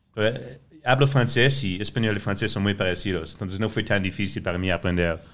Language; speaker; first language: Spanish; non-native, fluent; French